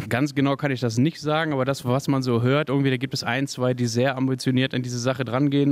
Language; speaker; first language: German; native; German